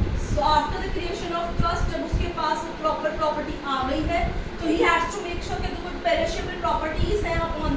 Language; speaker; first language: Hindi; native; Hindi